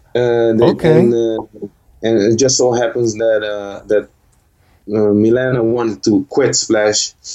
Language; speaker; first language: English; early bilingual, heritage; Dutch